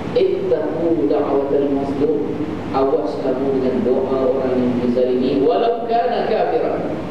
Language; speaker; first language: Malay; native; Malay